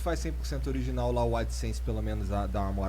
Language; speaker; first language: Portuguese; native; Portuguese